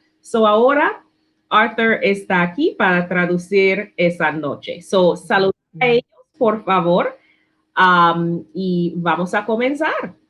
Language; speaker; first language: Spanish; non-native, learner; English